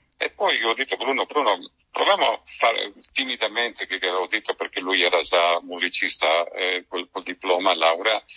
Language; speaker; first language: Italian; non-native, local second language; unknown